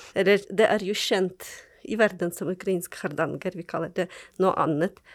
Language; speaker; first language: Norwegian; non-native, fluent; Ukrainian